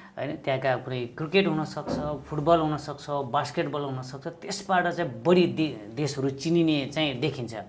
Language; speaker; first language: Nepali; native; Nepali